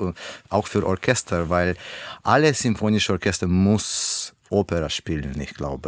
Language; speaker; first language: German; non-native, learner; Russian